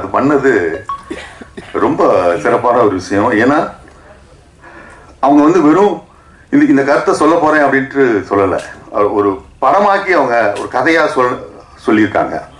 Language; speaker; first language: Tamil; native; Tamil